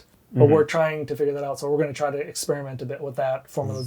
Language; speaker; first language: English; native; English